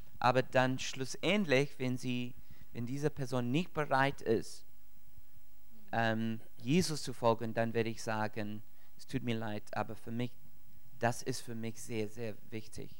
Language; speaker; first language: German; non-native, learner; English